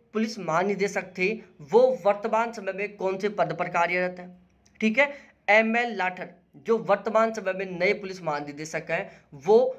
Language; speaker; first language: Hindi; native; Hindi